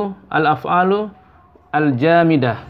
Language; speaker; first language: Arabic; non-native, fluent; Indonesian